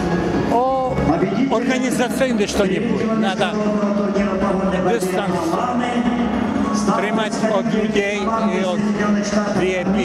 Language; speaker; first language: Russian; non-native, learner; English